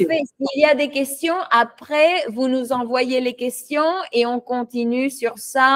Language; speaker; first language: French; non-native, fluent; Spanish